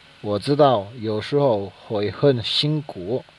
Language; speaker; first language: Chinese; non-native, fluent; Filipino